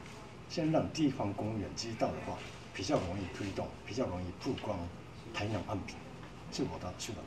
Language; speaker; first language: Chinese; non-native, fluent; Japanese